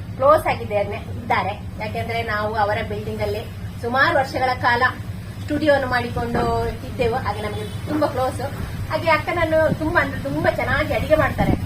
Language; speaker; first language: Kannada; non-native, local second language; Konkani